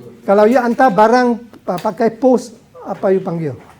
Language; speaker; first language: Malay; non-native, local second language; Cantonese